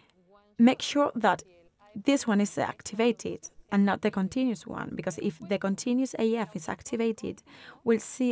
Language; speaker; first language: English; non-native, fluent; Spanish